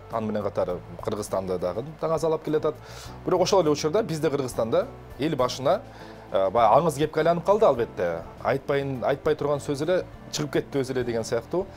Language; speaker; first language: Kyrgyz; native; Kyrgyz